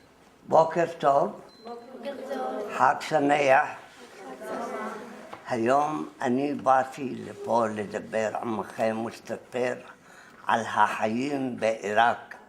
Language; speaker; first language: Hebrew; non-native, learner; Arabic